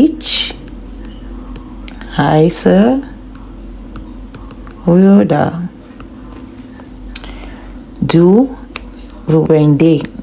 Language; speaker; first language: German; non-native, learner; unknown